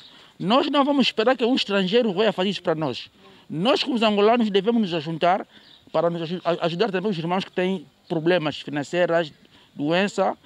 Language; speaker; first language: Portuguese; native; Portuguese